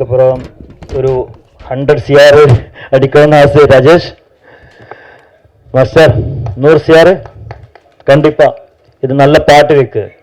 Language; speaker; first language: Tamil; non-native, learner; Malayalam